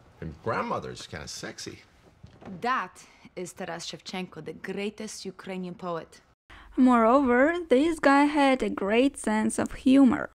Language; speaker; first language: English; non-native, fluent; Ukrainian